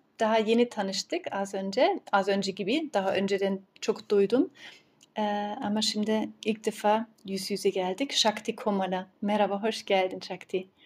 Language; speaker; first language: Turkish; early bilingual, heritage; Turkish